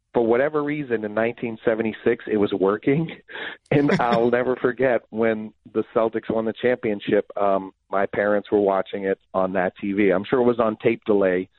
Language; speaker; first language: English; native; English